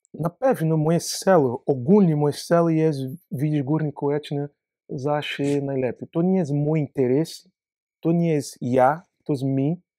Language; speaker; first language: Polish; non-native, learner; Portuguese